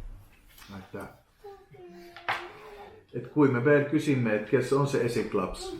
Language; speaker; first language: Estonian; non-native, learner; Finnish